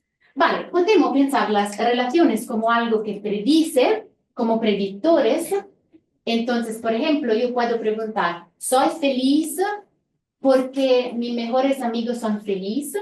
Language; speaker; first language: Spanish; non-native, fluent; Italian